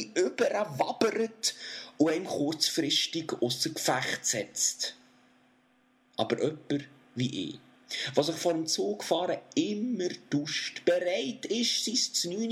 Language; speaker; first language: German; native; German